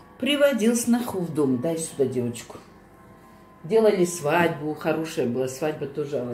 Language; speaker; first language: Russian; non-native, local second language; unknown